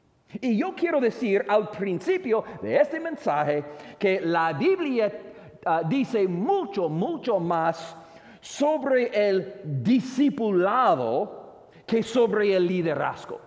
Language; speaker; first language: Spanish; non-native, fluent; English